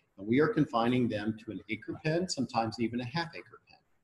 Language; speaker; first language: English; native; English